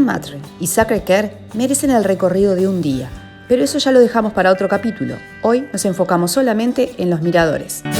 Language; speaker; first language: Spanish; native; Spanish